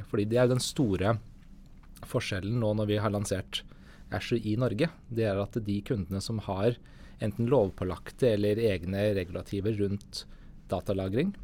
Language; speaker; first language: Norwegian; native; Norwegian